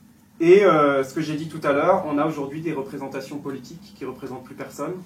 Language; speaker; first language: French; native; French